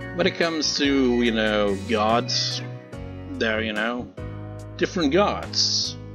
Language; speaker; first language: English; native; English